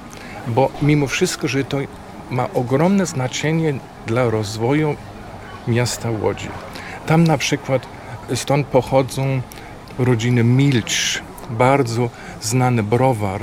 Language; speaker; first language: Polish; non-native, fluent; German